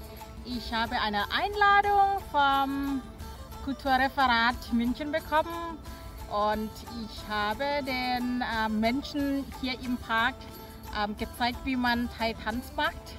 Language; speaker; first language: German; non-native, fluent; Thai